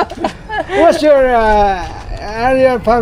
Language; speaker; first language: English; non-native, local second language; Filipino